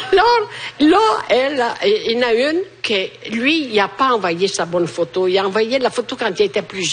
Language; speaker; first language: French; non-native, fluent; Italian